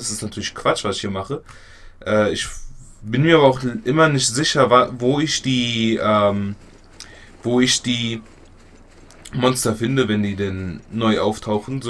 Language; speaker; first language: German; native; German